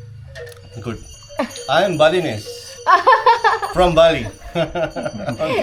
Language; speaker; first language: English; non-native, local second language; Urdu